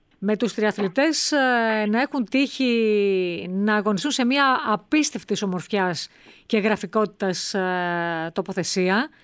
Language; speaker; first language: Greek; native; Greek